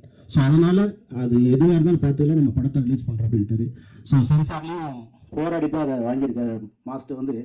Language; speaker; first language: Tamil; native; Tamil